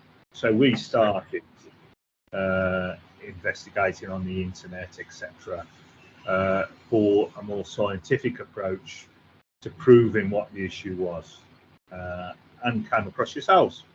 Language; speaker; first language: English; native; English